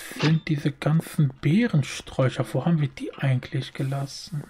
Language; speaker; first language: German; native; German